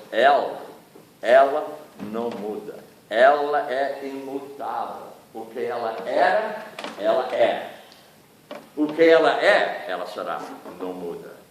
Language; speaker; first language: Portuguese; non-native, fluent; English